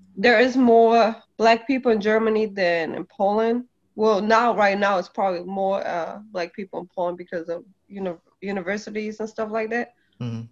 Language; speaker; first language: English; early bilingual, other home language; Polish